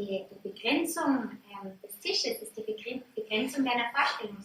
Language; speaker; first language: German; native; German